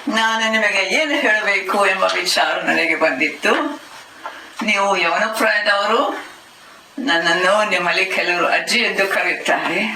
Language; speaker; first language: Kannada; non-native, fluent; German